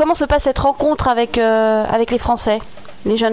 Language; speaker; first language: French; native; French